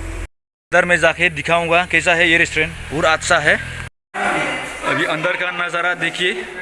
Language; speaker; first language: Hindi; non-native, local second language; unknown